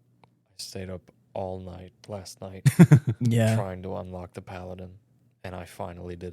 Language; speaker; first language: English; native; English